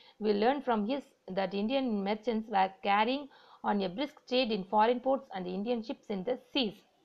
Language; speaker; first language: English; non-native, local second language; Tamil